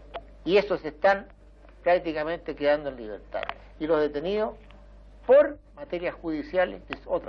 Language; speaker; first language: Spanish; native; Spanish